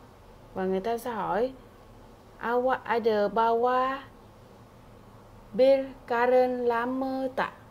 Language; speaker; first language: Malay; non-native, fluent; Vietnamese